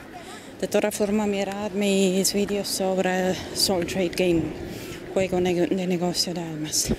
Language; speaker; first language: Spanish; non-native, fluent; German